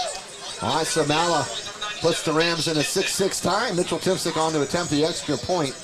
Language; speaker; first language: English; native; English